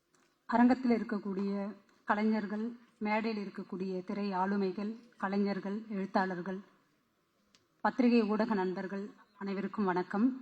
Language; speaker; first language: Tamil; native; Tamil